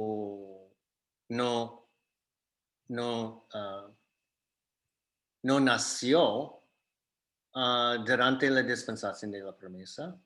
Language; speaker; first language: Spanish; non-native, fluent; English